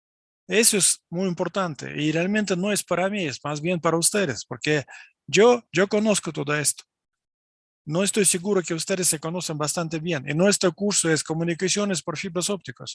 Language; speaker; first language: Spanish; non-native, fluent; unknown